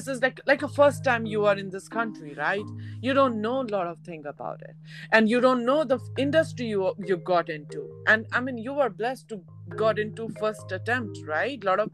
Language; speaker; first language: English; non-native, local second language; Hindi